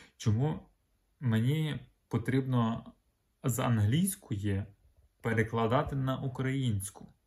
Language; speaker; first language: Ukrainian; native; Ukrainian